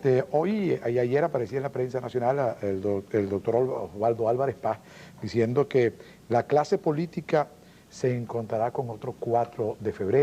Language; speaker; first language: Spanish; native; Spanish